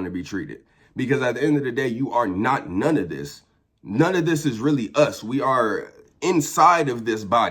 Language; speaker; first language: English; native; English